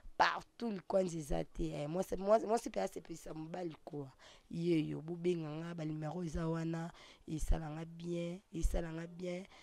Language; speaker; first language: Lingala; non-native, local second language; Swahili